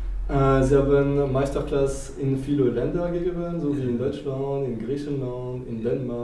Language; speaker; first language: German; non-native, fluent; French